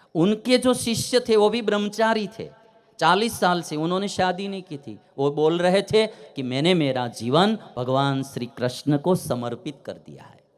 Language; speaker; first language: Hindi; non-native, local second language; Gujarati